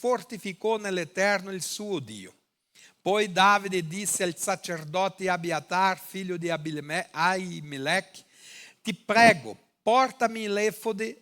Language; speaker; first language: Italian; non-native, fluent; Portuguese